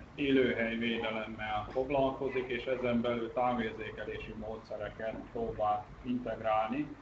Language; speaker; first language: Hungarian; native; Hungarian